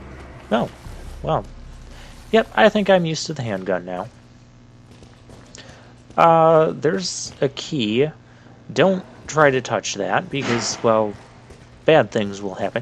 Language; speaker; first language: English; native; English